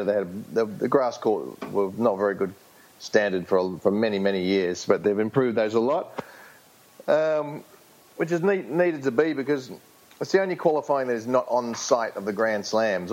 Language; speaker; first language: English; native; English